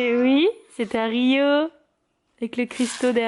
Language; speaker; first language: French; native; French